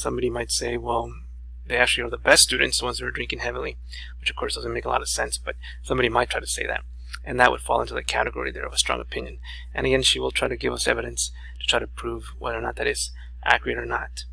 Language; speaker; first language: English; native; English